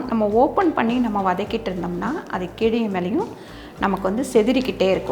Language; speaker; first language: Tamil; native; Tamil